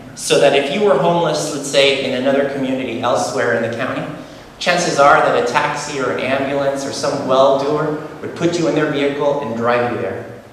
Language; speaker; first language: English; native; English